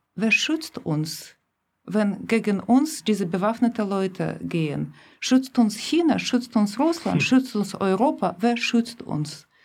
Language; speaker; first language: German; non-native, fluent; Russian